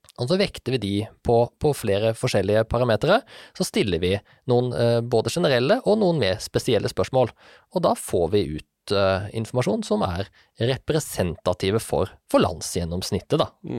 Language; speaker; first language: Norwegian; native; Norwegian